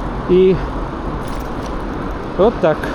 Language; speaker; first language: Russian; non-native, local second language; Estonian